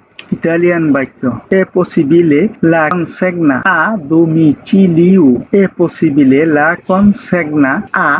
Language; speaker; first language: Italian; non-native, fluent; Bangla